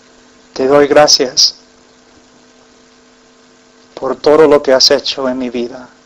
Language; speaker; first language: Spanish; non-native, fluent; English